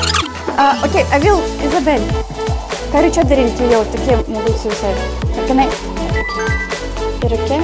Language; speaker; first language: Russian; early bilingual, heritage; Russian